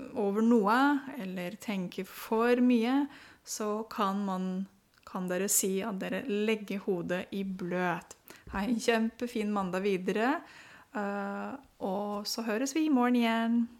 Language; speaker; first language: Norwegian; non-native, fluent; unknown